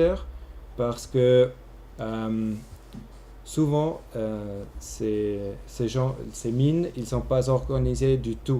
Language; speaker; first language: French; non-native, local second language; German